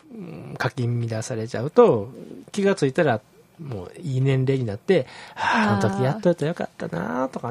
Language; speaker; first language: Japanese; native; Japanese